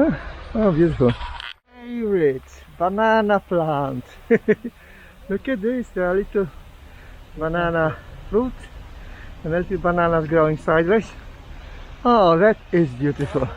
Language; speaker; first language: English; non-native, fluent; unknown